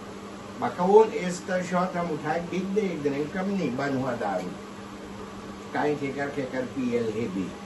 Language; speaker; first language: Dutch; non-native, local second language; Caribbean Hindustani